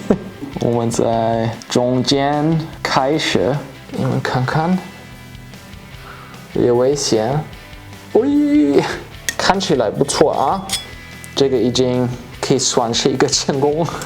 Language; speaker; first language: Chinese; non-native, fluent; German